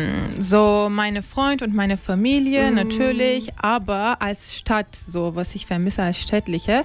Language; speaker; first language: German; non-native, learner; Turkish